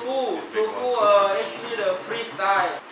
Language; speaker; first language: English; non-native, learner; Thai